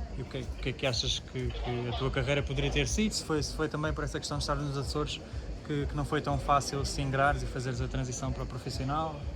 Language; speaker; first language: Portuguese; native; Portuguese